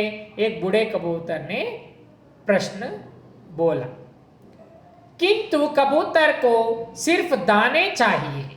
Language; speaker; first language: Hindi; non-native, local second language; Kannada